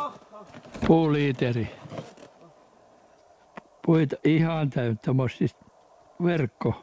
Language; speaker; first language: Finnish; native; Finnish